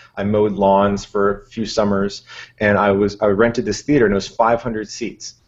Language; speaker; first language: English; native; English